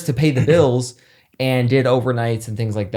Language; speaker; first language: English; native; English